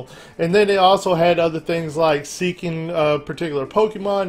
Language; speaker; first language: English; native; English